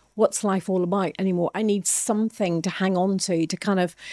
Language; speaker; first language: English; native; English